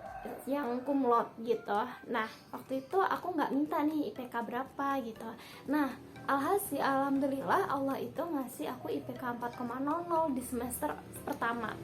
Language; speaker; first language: Indonesian; native; Indonesian